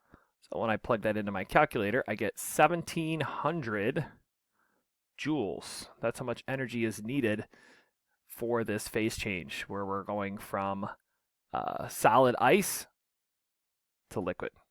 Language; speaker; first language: English; native; English